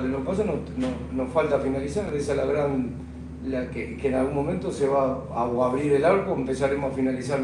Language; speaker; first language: Spanish; native; Spanish